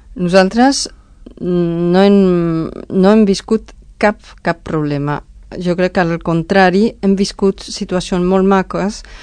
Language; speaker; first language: Catalan; non-native, fluent; Spanish